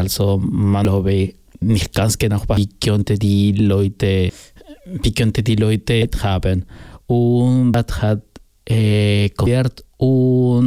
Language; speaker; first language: German; non-native, learner; Spanish